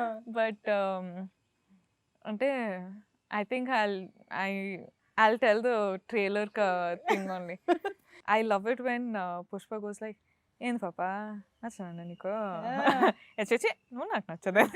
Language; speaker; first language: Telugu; non-native, local second language; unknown